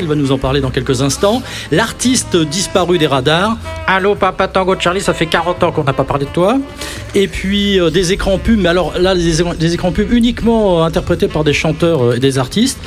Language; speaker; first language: French; native; French